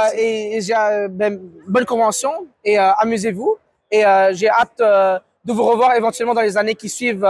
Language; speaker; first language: French; native; French